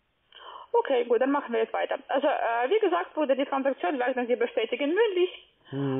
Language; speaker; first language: German; non-native, fluent; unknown